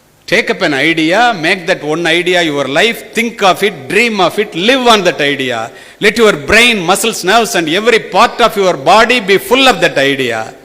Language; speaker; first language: English; non-native, local second language; Tamil